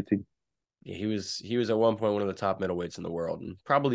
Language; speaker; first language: English; native; English